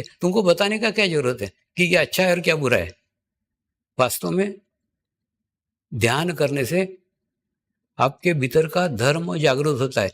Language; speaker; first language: Hindi; native; Hindi